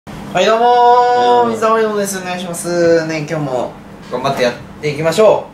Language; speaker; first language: Japanese; native; Japanese